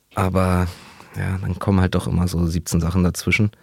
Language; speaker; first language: German; native; German